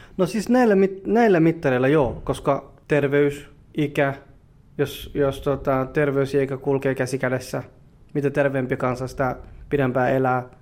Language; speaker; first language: Finnish; early bilingual, other home language; Somali